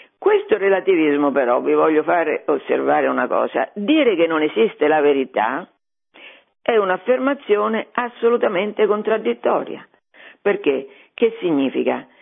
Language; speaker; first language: Italian; native; Italian